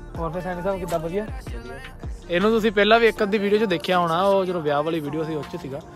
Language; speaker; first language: Punjabi; native; Punjabi